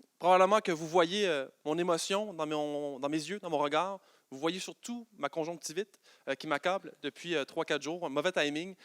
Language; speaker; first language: French; native; French